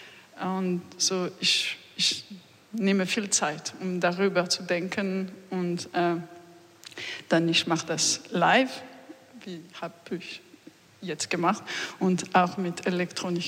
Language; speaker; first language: German; non-native, learner; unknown